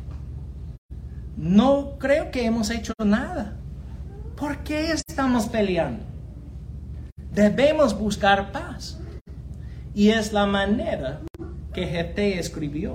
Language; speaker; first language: Spanish; non-native, fluent; English